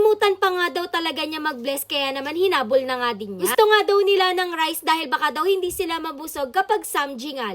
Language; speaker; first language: Filipino; native; Filipino